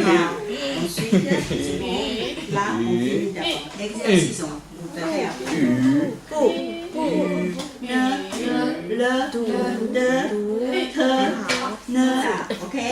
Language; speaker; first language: French; non-native, fluent; Chinese